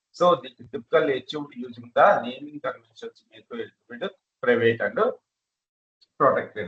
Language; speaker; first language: English; non-native, local second language; Telugu